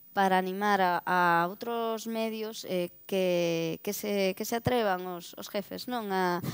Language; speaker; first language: Galician; native; Galician